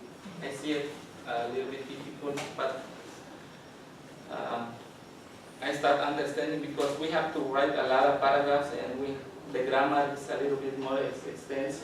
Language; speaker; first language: English; non-native, learner; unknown